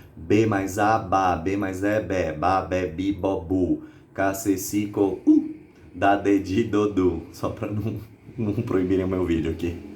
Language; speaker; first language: Portuguese; native; Portuguese